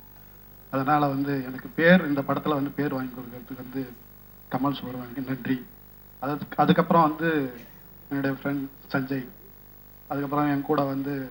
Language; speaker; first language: Tamil; native; Tamil